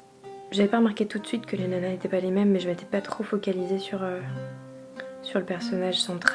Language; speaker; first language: French; native; French